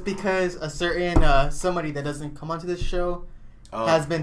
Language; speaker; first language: English; native; English